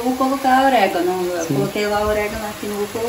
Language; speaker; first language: Portuguese; non-native, fluent; Ukrainian